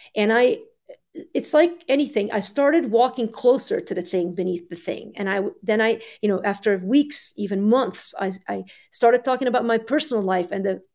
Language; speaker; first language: English; early bilingual, other home language; Arabic